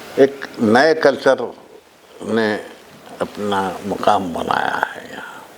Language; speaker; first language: Urdu; native; Urdu